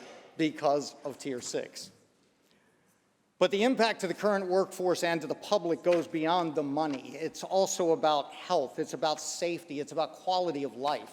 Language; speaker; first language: English; native; English